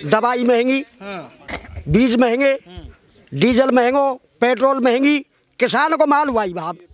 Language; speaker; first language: Hindi; native; Hindi